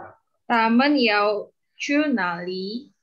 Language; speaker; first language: Chinese; non-native, learner; Indonesian